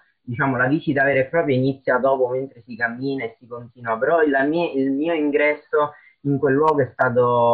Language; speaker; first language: Italian; native; Italian